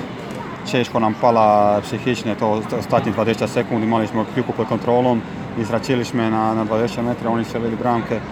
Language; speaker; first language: Polish; non-native, learner; Croatian